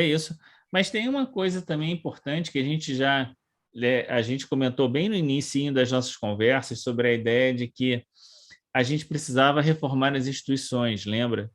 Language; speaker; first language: Portuguese; native; Portuguese